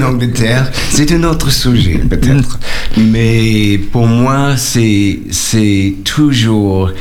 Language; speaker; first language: French; non-native, learner; English